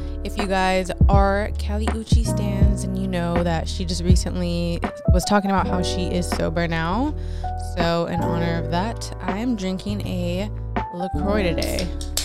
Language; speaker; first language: English; early bilingual, other home language; Spanish